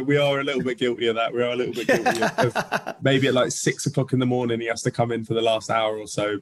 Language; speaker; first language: English; native; English